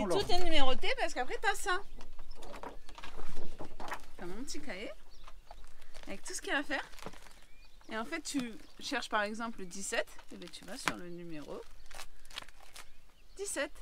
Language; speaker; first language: French; native; French